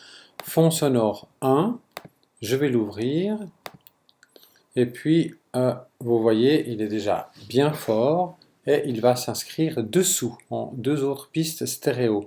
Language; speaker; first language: French; native; French